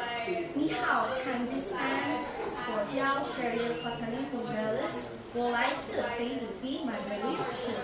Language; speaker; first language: Chinese; non-native, learner; Filipino